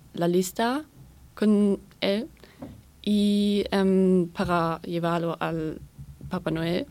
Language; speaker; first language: Spanish; non-native, learner; German